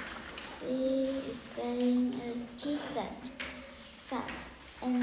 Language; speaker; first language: English; non-native, learner; Vietnamese